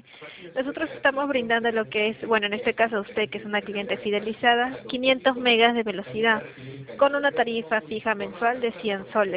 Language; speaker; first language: Spanish; native; Spanish